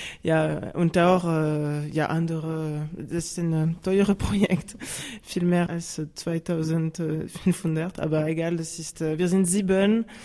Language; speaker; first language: German; non-native, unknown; French